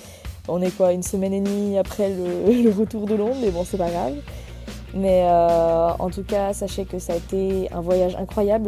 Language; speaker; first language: French; native; French